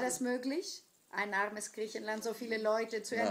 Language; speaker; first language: German; non-native, fluent; Greek